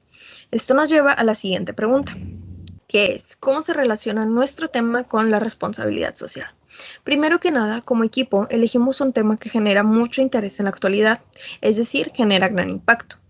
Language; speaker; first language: Spanish; native; Spanish